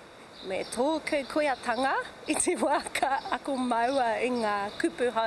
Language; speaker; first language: Māori; non-native, local second language; English